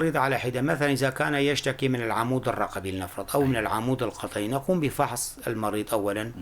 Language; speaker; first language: Arabic; non-native, local second language; Kurdish